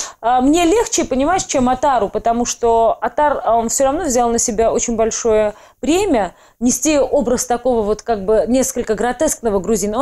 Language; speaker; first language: Russian; non-native, local second language; Georgian